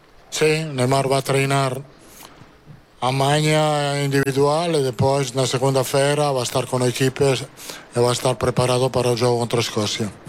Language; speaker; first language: Portuguese; non-native, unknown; Italian